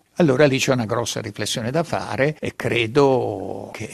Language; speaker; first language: Italian; non-native, local second language; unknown